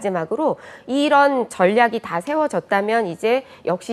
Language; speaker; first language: Korean; native; Korean